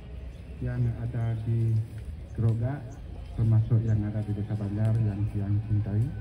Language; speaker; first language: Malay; non-native, local second language; Balinese